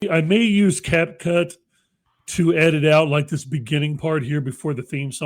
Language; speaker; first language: English; native; English